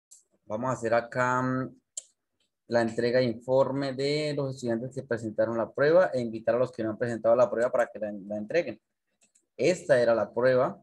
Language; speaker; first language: Spanish; native; Spanish